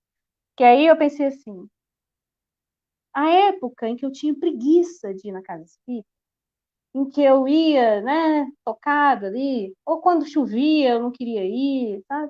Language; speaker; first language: Portuguese; native; Portuguese